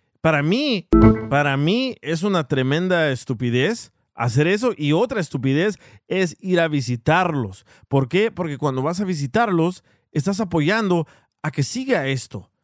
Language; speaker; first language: Spanish; early bilingual, heritage; Spanish